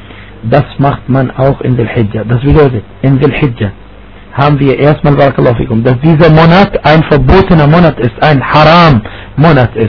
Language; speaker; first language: German; non-native, fluent; Arabic